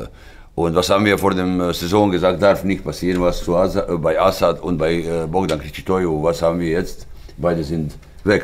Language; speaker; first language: German; non-native, fluent; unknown